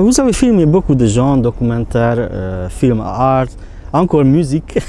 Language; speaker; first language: French; non-native, learner; Hungarian